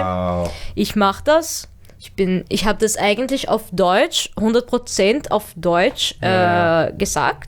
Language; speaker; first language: German; early bilingual, other home language; Arabic